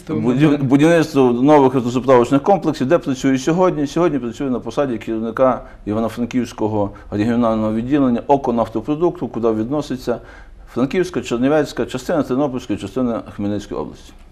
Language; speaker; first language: Ukrainian; native; Ukrainian